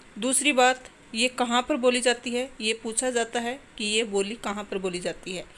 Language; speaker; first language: Hindi; native; Hindi